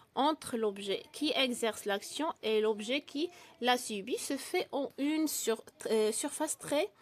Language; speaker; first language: French; non-native, local second language; Arabic